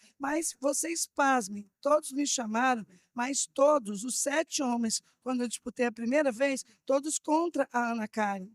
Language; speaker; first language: Portuguese; native; Portuguese